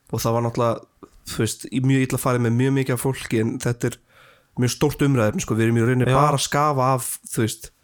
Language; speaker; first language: Icelandic; early bilingual, other home language; Portuguese